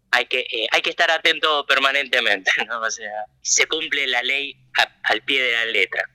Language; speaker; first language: Spanish; early bilingual, other home language; Japanese